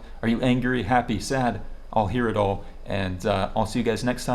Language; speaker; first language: English; native; English